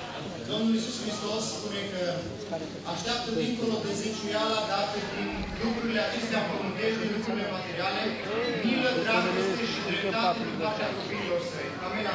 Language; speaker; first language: Romanian; native; Romanian